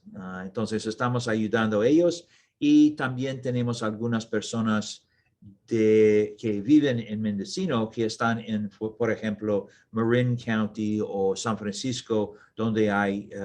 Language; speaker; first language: Spanish; non-native, learner; English